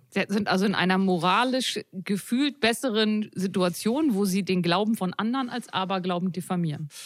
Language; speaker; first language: German; native; German